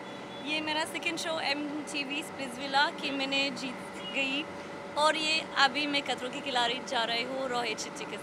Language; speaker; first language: Hindi; non-native, learner; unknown